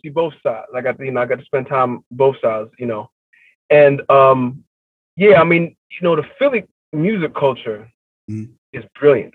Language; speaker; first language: English; native; English